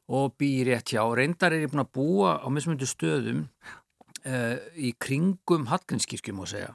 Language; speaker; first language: Icelandic; native; Icelandic